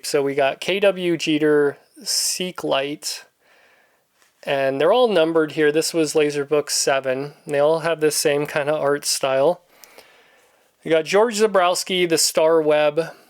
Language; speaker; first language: English; native; English